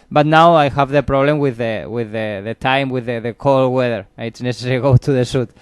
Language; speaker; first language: English; non-native, learner; Spanish